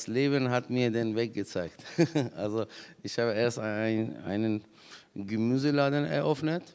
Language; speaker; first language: German; non-native, fluent; Persian